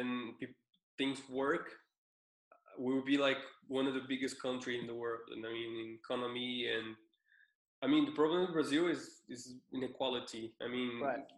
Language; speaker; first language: English; non-native, fluent; Portuguese